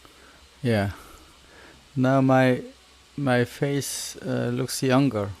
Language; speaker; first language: English; non-native, learner; Korean